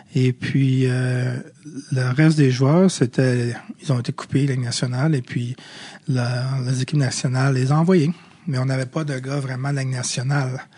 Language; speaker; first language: French; early bilingual, other home language; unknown